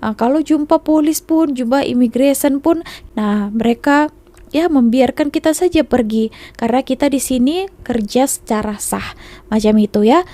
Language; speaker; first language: Indonesian; native; Indonesian